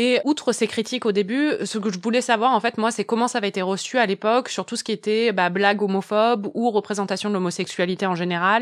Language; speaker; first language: French; native; French